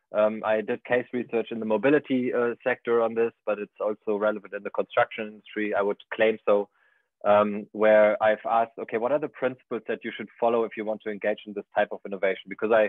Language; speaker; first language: English; non-native, fluent; German